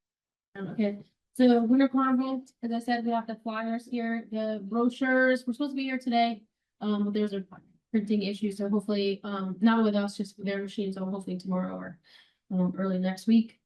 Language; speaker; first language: English; native; English